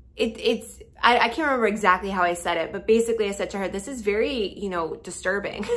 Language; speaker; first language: English; native; English